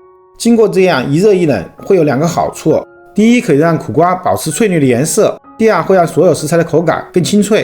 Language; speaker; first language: Chinese; native; Chinese